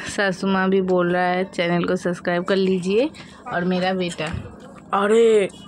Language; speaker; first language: Hindi; non-native, local second language; Bangla